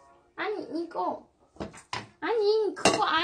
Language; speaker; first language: Korean; non-native, learner; Swedish